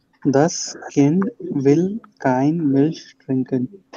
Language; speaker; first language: German; non-native, learner; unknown